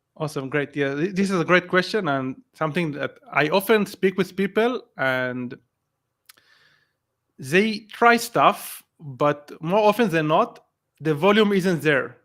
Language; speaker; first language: English; non-native, fluent; Hebrew